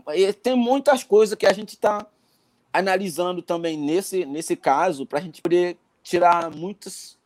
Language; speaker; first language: Portuguese; non-native, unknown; Haitian Creole